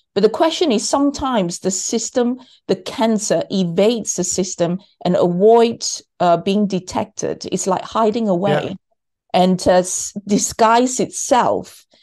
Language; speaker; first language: English; non-native, local second language; Cantonese